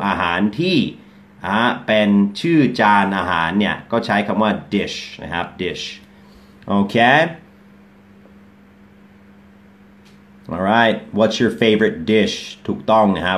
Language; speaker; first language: Thai; non-native, fluent; English